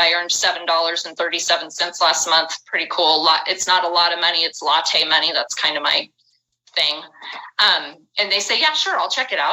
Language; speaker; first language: English; native; English